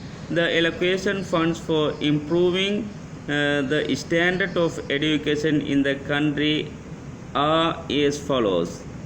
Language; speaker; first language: English; non-native, local second language; Tamil